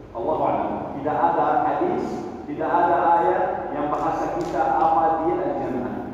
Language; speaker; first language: Indonesian; non-native, learner; Arabic